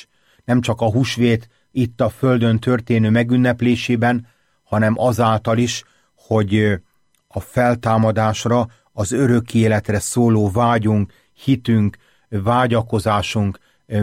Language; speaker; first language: Hungarian; native; Hungarian